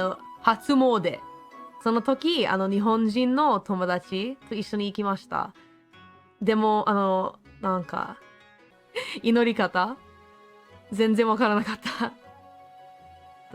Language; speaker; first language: Japanese; non-native, learner; English